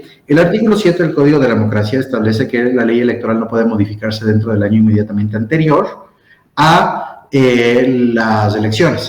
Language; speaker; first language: Spanish; native; Spanish